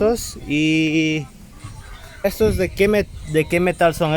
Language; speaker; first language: Spanish; early bilingual, heritage; English